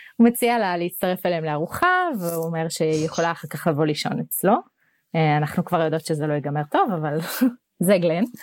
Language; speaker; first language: Hebrew; native; Hebrew